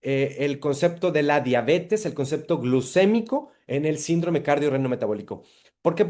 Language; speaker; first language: Spanish; native; Spanish